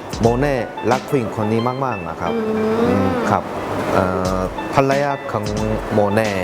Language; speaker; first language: Thai; non-native, learner; Korean